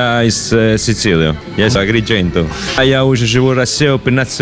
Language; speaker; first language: Russian; non-native, learner; Italian